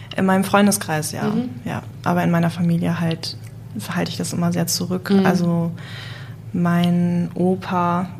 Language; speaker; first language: German; native; German